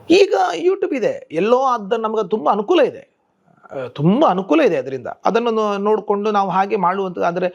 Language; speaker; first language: Kannada; non-native, local second language; Tulu